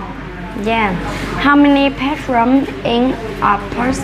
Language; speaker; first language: English; non-native, learner; Vietnamese